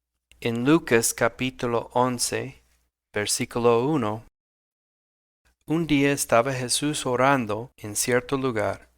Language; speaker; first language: Spanish; non-native, fluent; English